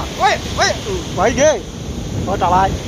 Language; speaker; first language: Vietnamese; native; Vietnamese